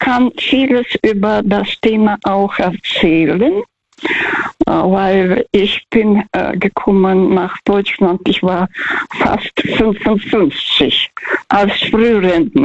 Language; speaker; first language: German; non-native, fluent; Russian